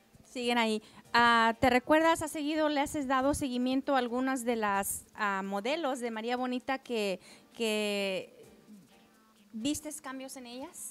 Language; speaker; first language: Spanish; native; Spanish